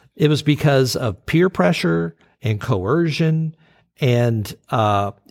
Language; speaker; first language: English; native; English